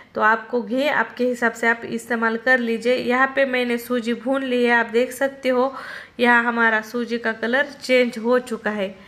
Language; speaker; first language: Hindi; non-native, local second language; Marathi